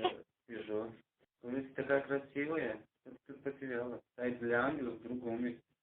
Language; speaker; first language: Russian; non-native, local second language; Tajik